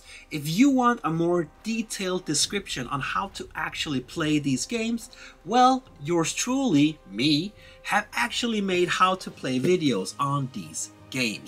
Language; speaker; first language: English; non-native, fluent; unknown